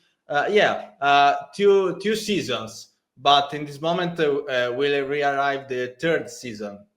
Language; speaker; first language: English; non-native, learner; Italian